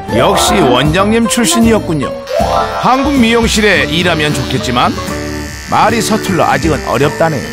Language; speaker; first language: Korean; native; Korean